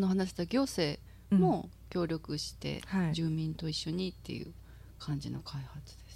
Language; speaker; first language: Japanese; native; Japanese